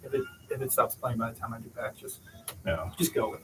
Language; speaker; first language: English; native; English